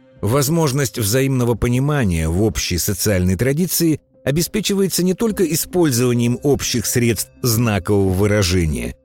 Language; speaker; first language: Russian; native; Russian